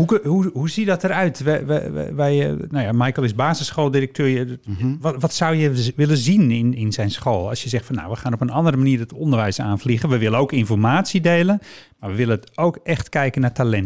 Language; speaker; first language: Dutch; native; Dutch